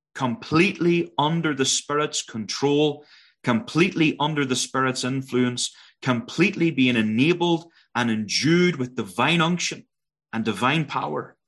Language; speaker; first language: English; native; English